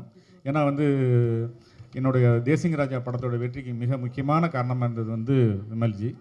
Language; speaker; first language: Tamil; native; Tamil